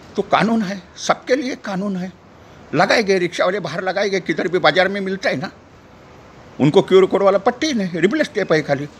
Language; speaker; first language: Hindi; non-native, local second language; Marathi